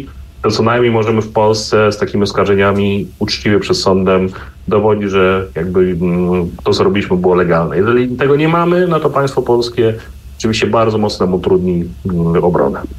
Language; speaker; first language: Polish; native; Polish